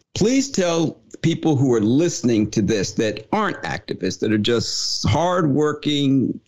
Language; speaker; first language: English; native; English